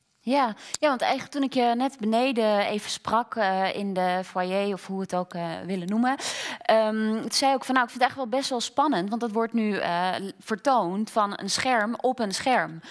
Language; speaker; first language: Dutch; native; Dutch